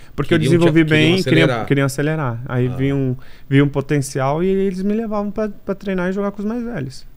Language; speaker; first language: Portuguese; native; Portuguese